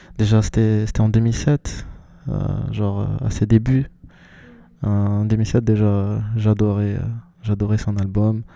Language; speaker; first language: French; non-native, local second language; Arabic